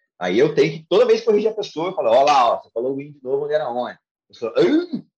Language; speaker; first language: Portuguese; native; Portuguese